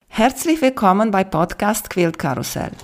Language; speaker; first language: German; non-native, fluent; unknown